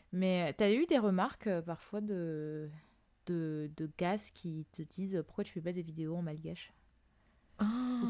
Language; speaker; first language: French; non-native, local second language; Malagasy